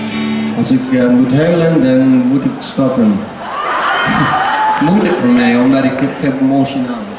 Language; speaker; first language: Dutch; early bilingual, heritage; Dutch